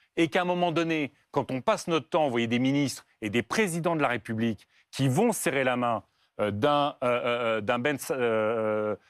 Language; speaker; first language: French; native; French